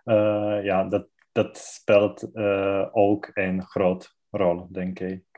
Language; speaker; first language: Dutch; non-native, learner; Czech